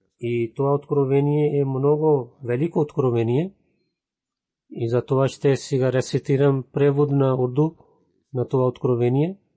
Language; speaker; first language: Bulgarian; non-native, fluent; Urdu